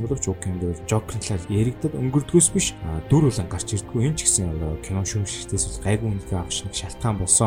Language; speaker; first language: Mongolian; native; Mongolian